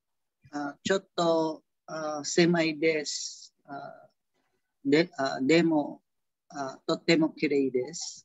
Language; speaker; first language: Japanese; non-native, learner; Filipino